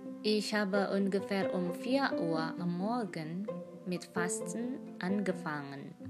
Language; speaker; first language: German; non-native, learner; Indonesian